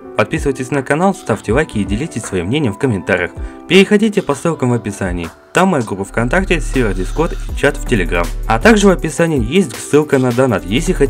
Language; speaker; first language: Russian; native; Russian